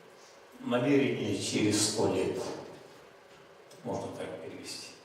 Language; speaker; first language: Russian; non-native, local second language; Yakut